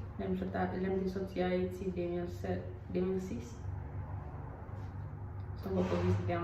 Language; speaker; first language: Haitian Creole; early bilingual, heritage; Haitian Creole